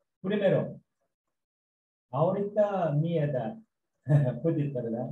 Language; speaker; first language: Spanish; non-native, learner; Korean